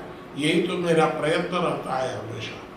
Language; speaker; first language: Hindi; native; Hindi